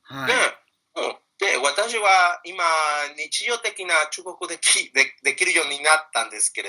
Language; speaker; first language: Japanese; non-native, fluent; Spanish